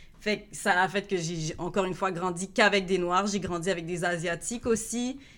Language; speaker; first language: French; native; French